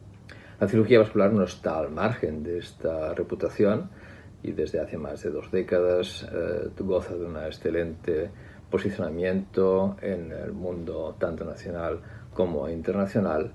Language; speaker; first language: Spanish; native; Spanish